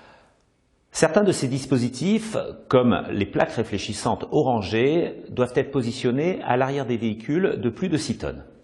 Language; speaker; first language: French; native; French